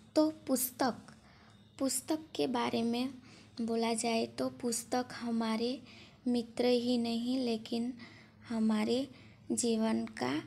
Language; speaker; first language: Hindi; non-native, local second language; Gujarati